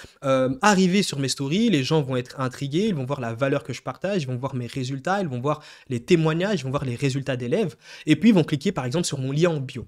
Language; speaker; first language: French; native; French